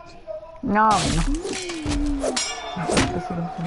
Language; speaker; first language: French; native; French